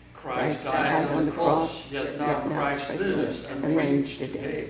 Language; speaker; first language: English; native; English